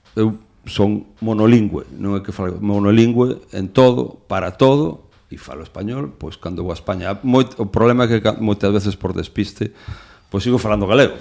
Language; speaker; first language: Galician; non-native, local second language; Spanish